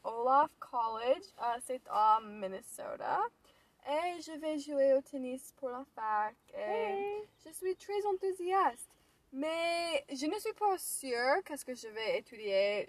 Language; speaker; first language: French; non-native, learner; English